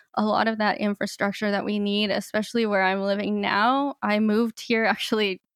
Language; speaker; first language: English; native; English